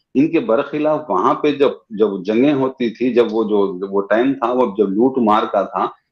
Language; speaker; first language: Hindi; non-native, local second language; Urdu